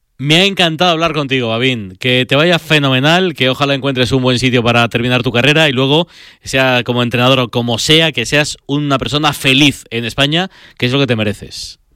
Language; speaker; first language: Spanish; native; Spanish